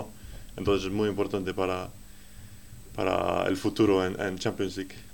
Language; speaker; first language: Spanish; non-native, learner; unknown